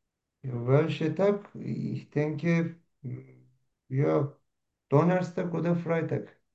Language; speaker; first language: German; non-native, learner; Turkish